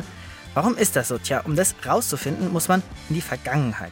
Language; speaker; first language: German; native; German